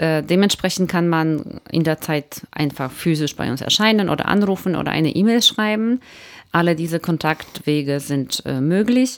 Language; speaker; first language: German; native; German